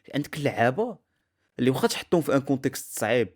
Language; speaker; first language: Arabic; native; Arabic